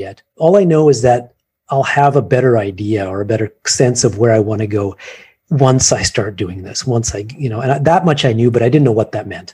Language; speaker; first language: English; native; English